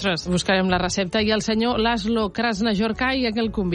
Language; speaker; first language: Catalan; native; Catalan